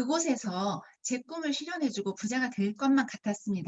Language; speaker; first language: Korean; native; Korean